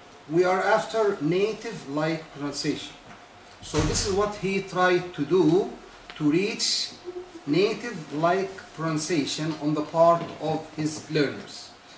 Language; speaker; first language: English; non-native, fluent; Arabic